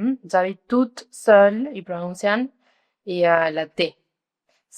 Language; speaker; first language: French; non-native, fluent; Spanish